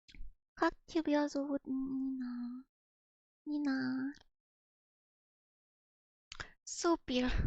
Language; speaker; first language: Russian; non-native, learner; English